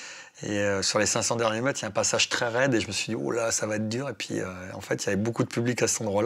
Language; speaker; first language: French; native; French